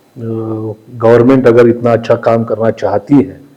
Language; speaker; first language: Hindi; non-native, local second language; Marathi